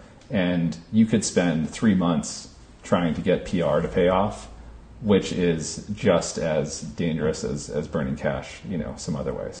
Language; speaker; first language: English; native; English